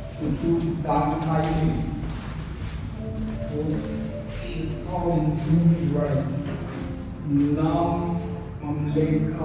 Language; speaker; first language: Vietnamese; non-native, learner; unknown